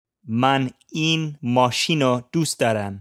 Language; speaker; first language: Persian; non-native, learner; English